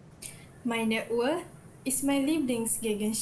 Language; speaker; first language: German; non-native, learner; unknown